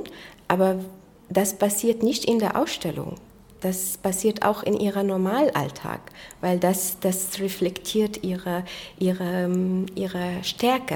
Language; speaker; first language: German; non-native, fluent; Arabic